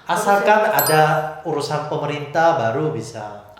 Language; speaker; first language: Indonesian; non-native, fluent; Korean